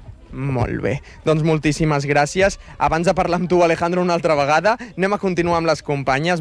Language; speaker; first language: Catalan; native; Catalan